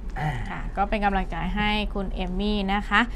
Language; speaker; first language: Thai; native; Thai